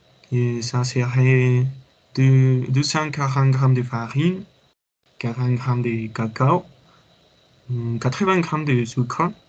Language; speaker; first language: French; non-native, learner; Spanish